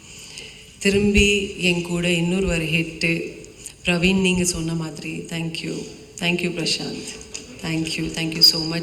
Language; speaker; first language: Tamil; non-native, local second language; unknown